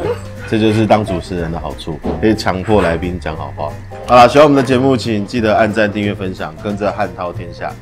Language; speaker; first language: Chinese; native; Chinese